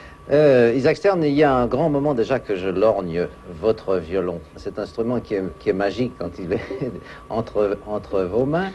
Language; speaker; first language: French; native; French